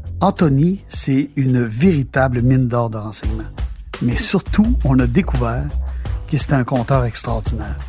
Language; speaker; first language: French; native; French